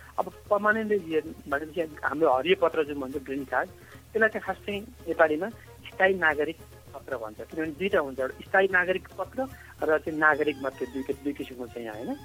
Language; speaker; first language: Nepali; native; Nepali